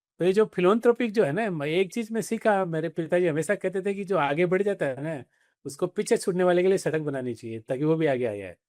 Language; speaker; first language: Hindi; native; Hindi